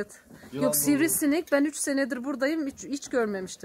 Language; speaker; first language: Turkish; native; Turkish